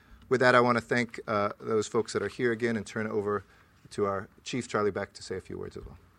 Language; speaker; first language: English; native; English